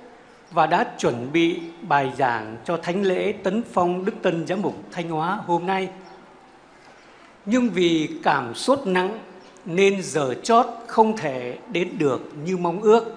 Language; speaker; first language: Vietnamese; native; Vietnamese